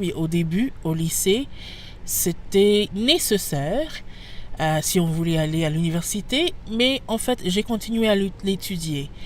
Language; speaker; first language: French; non-native, fluent; English